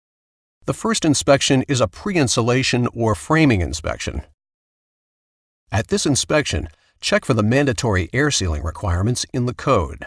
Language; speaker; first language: English; native; English